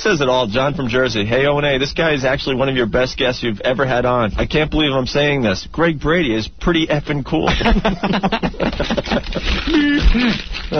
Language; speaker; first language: English; native; English